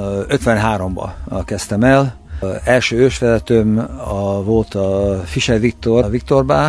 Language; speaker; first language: Hungarian; early bilingual, heritage; Hungarian